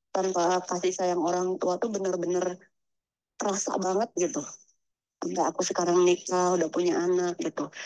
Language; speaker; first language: Indonesian; native; Indonesian